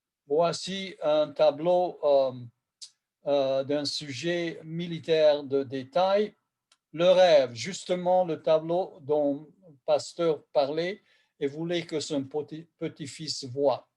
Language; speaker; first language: French; non-native, fluent; Hungarian